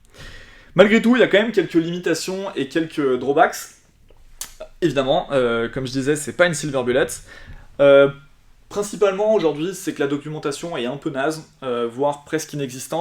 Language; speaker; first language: French; native; French